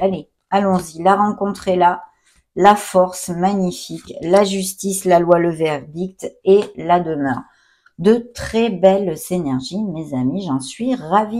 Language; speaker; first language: French; native; French